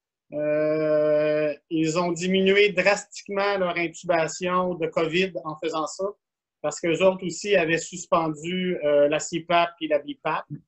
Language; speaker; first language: French; native; French